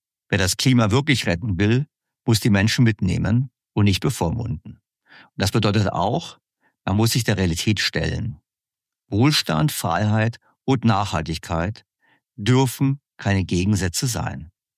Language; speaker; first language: German; native; German